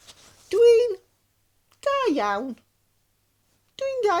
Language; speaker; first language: Welsh; non-native, local second language; English